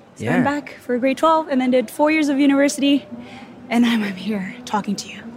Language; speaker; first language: English; non-native, fluent; Japanese